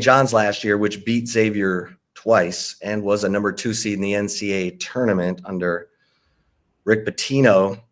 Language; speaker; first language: English; native; English